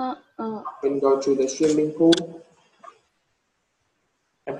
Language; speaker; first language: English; non-native, fluent; Vietnamese